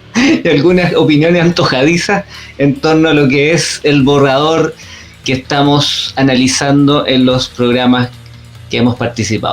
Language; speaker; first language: Spanish; native; Spanish